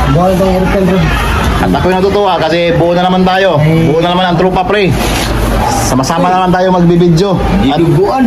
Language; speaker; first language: Filipino; non-native, local second language; Cebuano